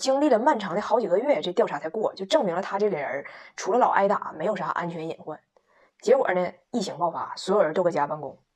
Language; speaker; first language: Chinese; native; Chinese